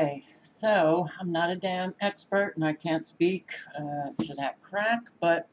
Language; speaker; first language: English; native; English